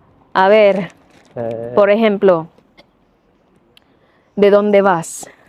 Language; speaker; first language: Spanish; non-native, learner; Filipino